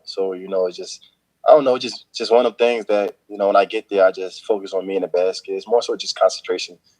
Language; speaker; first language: English; native; English